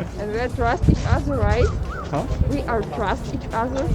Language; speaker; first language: English; non-native, learner; Russian